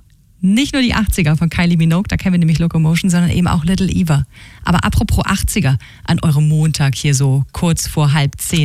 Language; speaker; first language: German; native; German